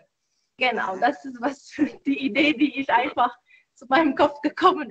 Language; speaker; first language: German; non-native, fluent; Arabic